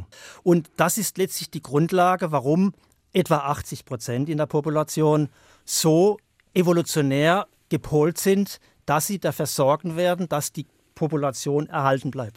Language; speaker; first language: German; native; German